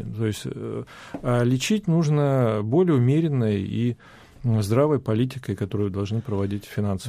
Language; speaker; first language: Russian; native; Russian